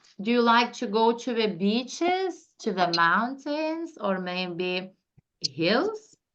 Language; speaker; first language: English; non-native, fluent; Turkish